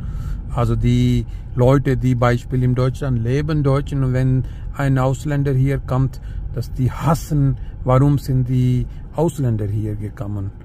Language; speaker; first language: German; non-native, learner; Urdu